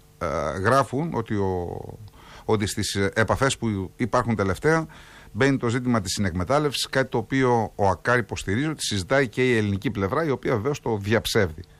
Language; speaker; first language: Greek; native; Greek